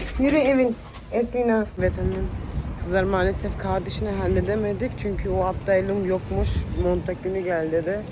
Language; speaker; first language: Turkish; early bilingual, heritage; Turkish